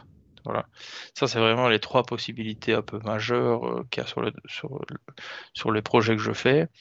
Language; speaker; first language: French; native; French